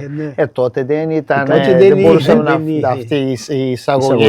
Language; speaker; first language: Greek; non-native, fluent; Portuguese